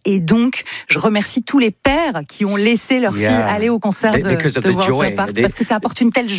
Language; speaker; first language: French; native; French